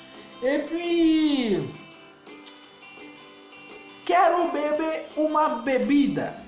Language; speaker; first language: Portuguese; non-native, learner; Haitian Creole